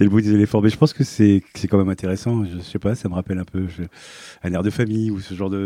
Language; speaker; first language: French; native; French